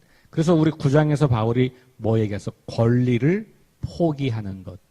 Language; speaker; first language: Korean; native; Korean